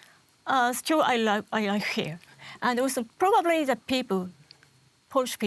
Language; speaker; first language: English; non-native, learner; Japanese